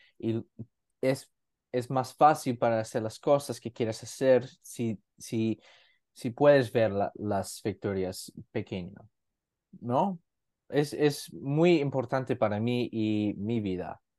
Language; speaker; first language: Spanish; non-native, learner; English